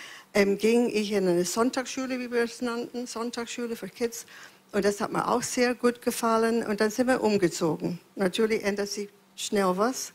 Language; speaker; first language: German; non-native, fluent; English